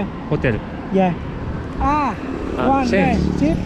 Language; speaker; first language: English; non-native, learner; Vietnamese